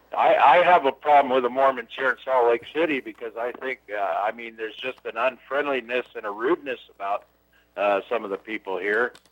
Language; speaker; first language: English; native; English